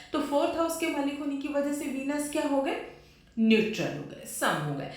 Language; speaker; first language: Hindi; native; Hindi